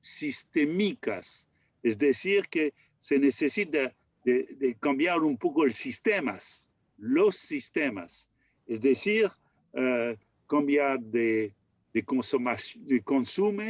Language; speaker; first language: Spanish; non-native, learner; French